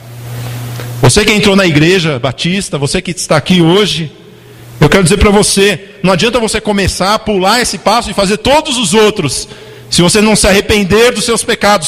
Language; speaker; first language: Portuguese; native; Portuguese